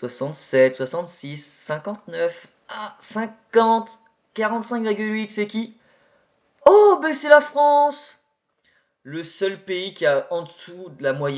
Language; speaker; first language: French; native; French